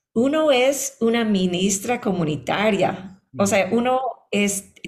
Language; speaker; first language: Spanish; non-native, fluent; English